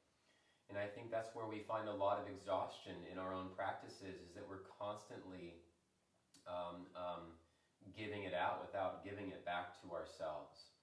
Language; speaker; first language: English; native; English